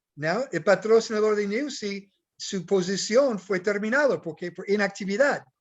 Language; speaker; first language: Portuguese; non-native, learner; English